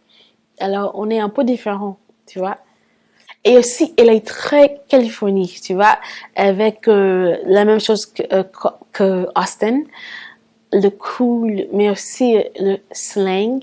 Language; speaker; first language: French; non-native, fluent; English